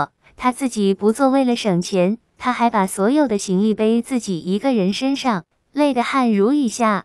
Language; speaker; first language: Chinese; non-native, fluent; Vietnamese